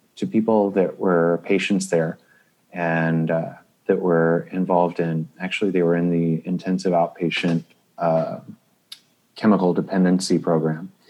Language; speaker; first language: English; native; English